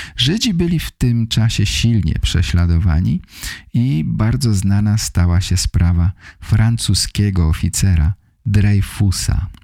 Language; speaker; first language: Polish; native; Polish